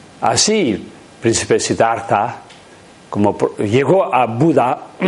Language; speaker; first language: Spanish; non-native, learner; Tibetan